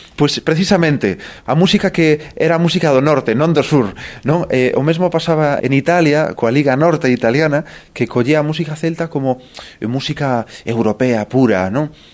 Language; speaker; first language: Galician; native; Galician